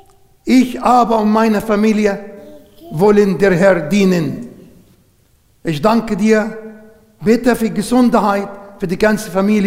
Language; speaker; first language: German; non-native, learner; Arabic